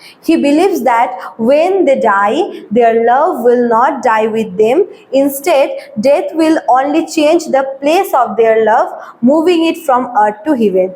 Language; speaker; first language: English; non-native, local second language; Bangla